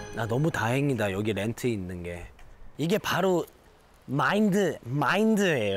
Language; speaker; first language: Korean; non-native, fluent; Cantonese